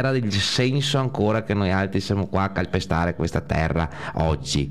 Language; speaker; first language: Italian; native; Italian